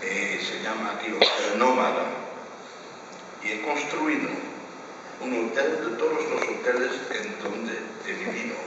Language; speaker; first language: Spanish; non-native, fluent; Dutch